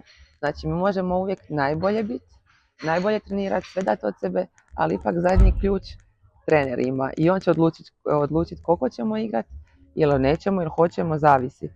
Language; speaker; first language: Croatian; early bilingual, heritage; Croatian